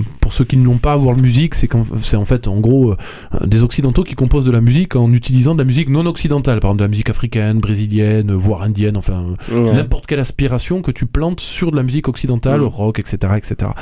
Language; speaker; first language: French; native; French